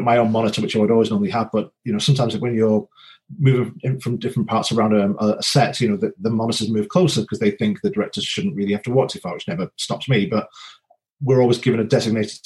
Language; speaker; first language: English; native; English